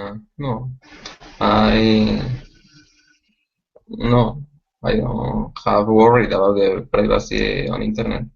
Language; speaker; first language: English; non-native, learner; Spanish